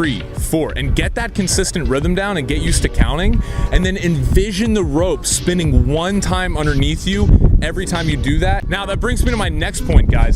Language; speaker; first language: English; native; English